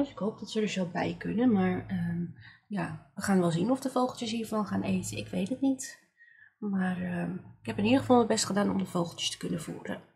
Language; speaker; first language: Dutch; native; Dutch